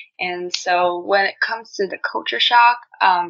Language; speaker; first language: English; non-native, fluent; Vietnamese